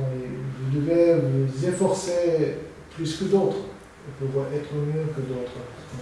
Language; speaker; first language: French; non-native, learner; Korean